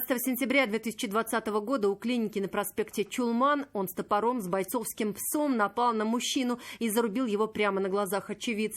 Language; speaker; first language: Russian; native; Russian